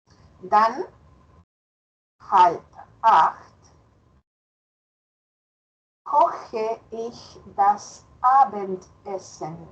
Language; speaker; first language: German; non-native, fluent; Spanish